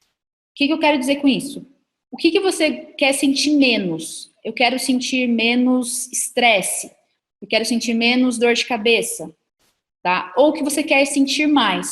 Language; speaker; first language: Portuguese; native; Portuguese